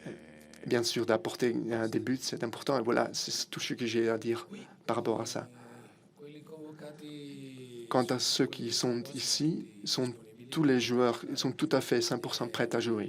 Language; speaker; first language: French; non-native, fluent; Italian